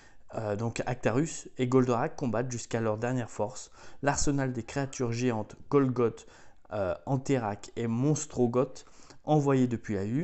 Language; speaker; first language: French; native; French